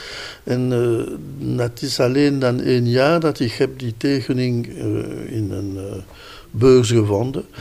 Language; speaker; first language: Dutch; non-native, local second language; French